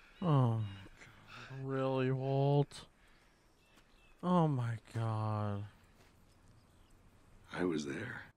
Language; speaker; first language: English; native; English